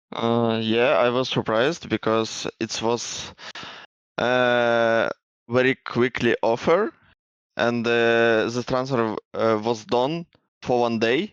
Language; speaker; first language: English; non-native, learner; Russian